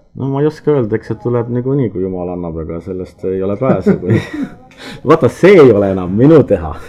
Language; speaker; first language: Estonian; non-native, local second language; Russian